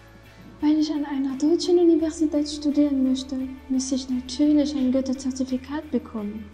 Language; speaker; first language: German; non-native, learner; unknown